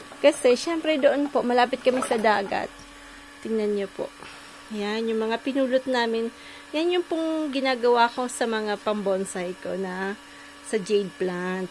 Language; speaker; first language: Filipino; native; Filipino